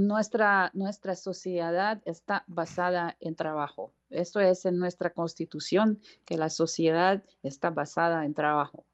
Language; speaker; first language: Spanish; non-native, fluent; Hungarian